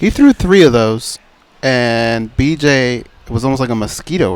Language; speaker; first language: English; native; English